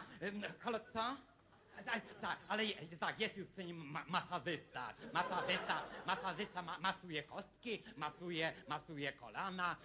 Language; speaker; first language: Polish; native; Polish